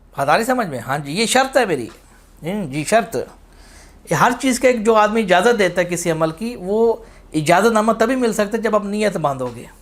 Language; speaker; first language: Urdu; non-native, local second language; Punjabi